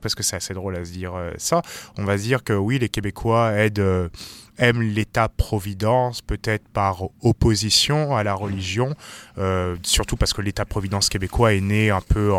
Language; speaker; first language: French; native; French